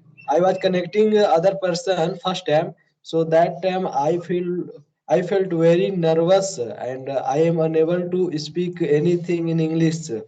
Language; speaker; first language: English; non-native, learner; Hindi